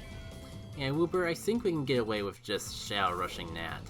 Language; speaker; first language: English; native; English